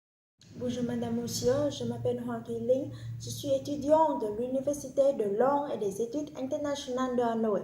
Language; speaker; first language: French; non-native, fluent; Vietnamese